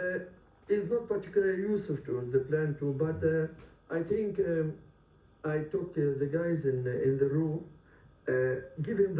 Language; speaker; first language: English; non-native, learner; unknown